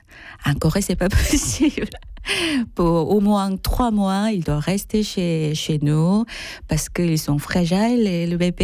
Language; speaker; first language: French; non-native, fluent; Korean